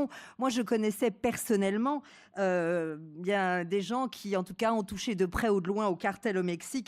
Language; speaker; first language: French; native; French